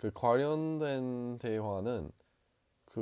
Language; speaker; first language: Korean; non-native, learner; English